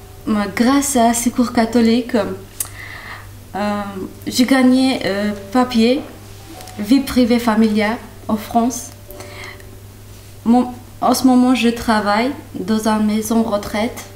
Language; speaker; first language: French; non-native, learner; Kurdish